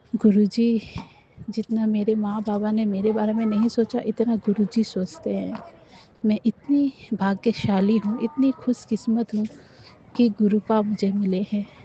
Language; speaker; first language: Hindi; non-native, local second language; Nepali